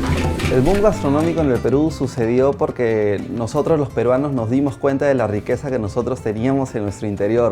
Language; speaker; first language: Spanish; native; Spanish